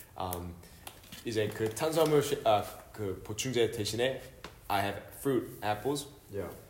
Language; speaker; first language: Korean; early bilingual, heritage; Korean